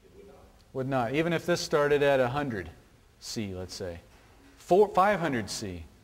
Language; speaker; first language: English; native; English